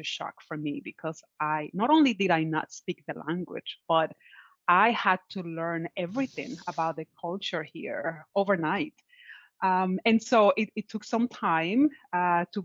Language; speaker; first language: English; non-native, fluent; Spanish